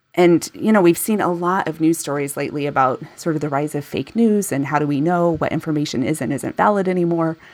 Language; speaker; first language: English; native; English